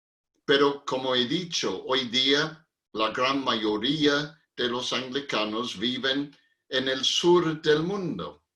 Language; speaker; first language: Spanish; non-native, fluent; English